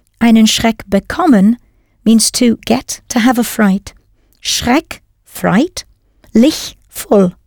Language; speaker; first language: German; non-native, fluent; English